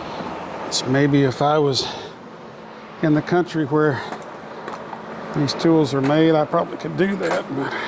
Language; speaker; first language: English; native; English